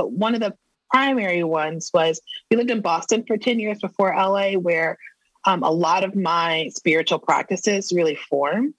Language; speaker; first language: English; native; English